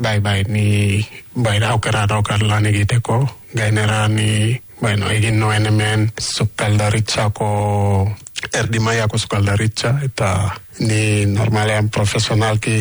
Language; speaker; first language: Basque; non-native, learner; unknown